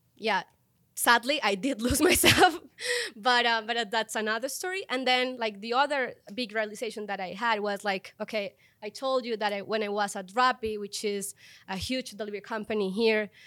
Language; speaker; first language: English; non-native, fluent; Spanish